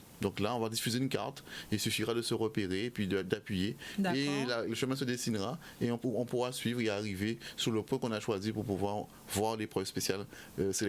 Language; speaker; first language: French; native; French